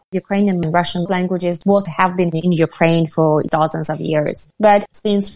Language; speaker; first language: English; non-native, fluent; Ukrainian